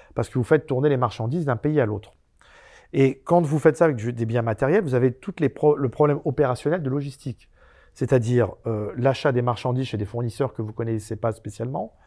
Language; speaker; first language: French; native; French